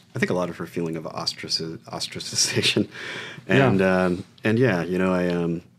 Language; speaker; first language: English; native; English